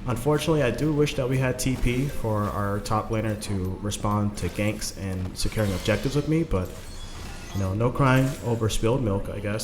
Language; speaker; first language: English; native; English